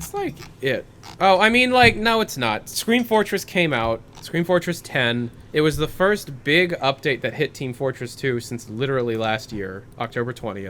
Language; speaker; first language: English; native; English